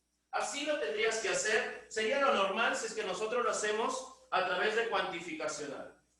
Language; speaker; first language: Spanish; native; Spanish